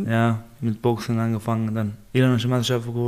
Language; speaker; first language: German; non-native, learner; Baluchi